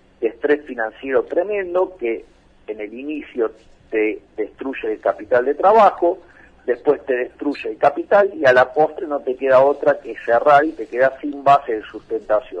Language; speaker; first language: Spanish; native; Spanish